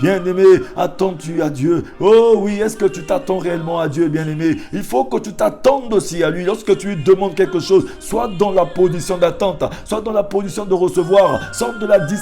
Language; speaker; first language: French; non-native, local second language; Lingala